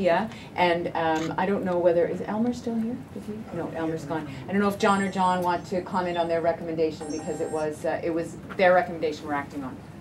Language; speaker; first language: English; native; English